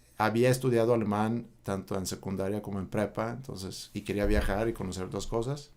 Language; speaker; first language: Spanish; non-native, fluent; Swedish